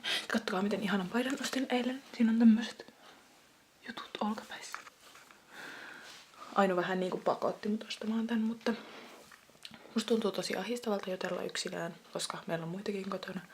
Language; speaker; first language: Finnish; native; Finnish